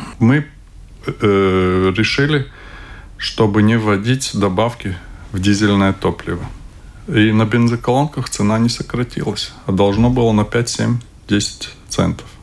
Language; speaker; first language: Russian; non-native, local second language; Latvian